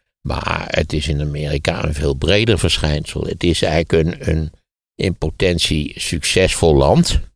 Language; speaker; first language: Dutch; native; Dutch